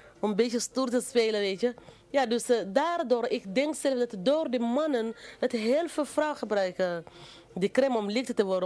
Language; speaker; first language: Dutch; non-native, fluent; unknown